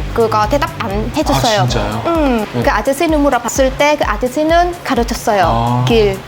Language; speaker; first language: Korean; non-native, fluent; Vietnamese